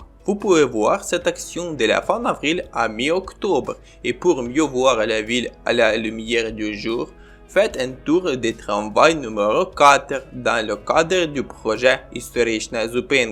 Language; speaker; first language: French; non-native, learner; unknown